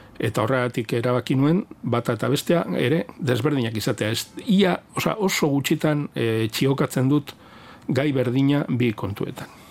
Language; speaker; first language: Basque; non-native, local second language; Spanish